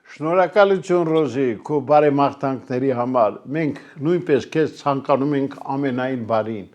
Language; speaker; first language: Armenian; native; Armenian